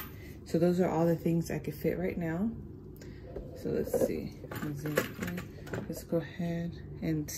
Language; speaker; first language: English; native; English